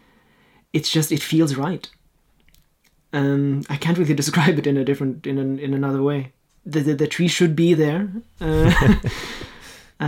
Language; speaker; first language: English; non-native, fluent; Norwegian